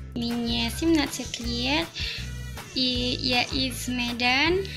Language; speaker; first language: Russian; non-native, learner; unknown